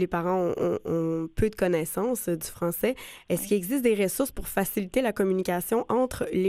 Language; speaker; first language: French; native; French